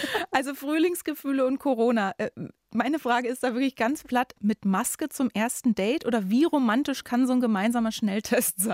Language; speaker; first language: German; native; German